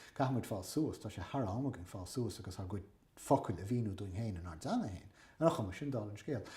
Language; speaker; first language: Irish; native; Irish